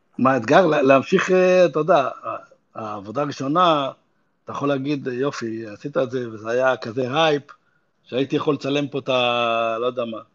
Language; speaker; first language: Hebrew; native; Hebrew